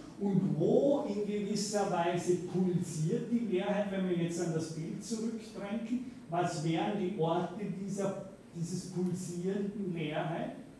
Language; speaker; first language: German; native; German